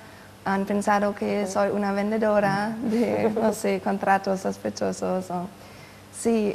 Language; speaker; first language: Spanish; non-native, fluent; German